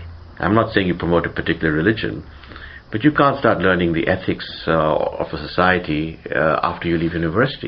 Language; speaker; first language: English; non-native, local second language; Gujarati